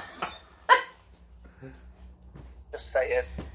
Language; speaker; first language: English; native; English